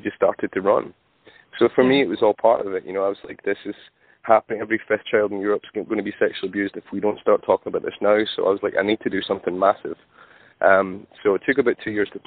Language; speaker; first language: English; native; English